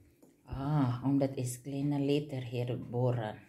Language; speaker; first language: Dutch; non-native, learner; Filipino